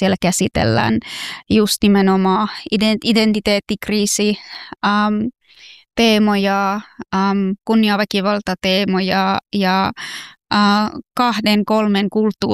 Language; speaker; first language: Finnish; non-native, fluent; Persian